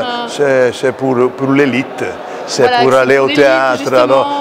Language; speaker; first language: French; non-native, fluent; Italian